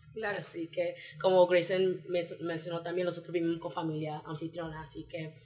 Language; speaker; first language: Spanish; early bilingual, heritage; Spanish